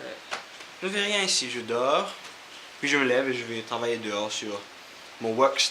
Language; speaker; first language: French; non-native, local second language; Seselwa Creole French